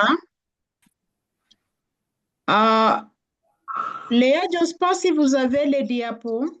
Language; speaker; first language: French; non-native, fluent; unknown